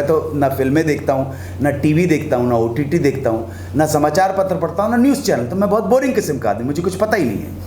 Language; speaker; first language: Hindi; native; Hindi